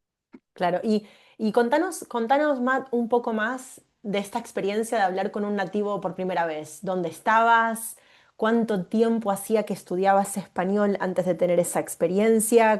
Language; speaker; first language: Spanish; native; Spanish